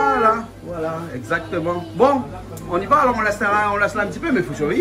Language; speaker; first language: French; non-native, local second language; Réunion Creole French